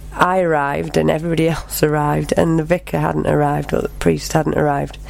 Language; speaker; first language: English; native; English